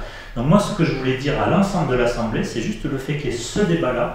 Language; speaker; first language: French; native; French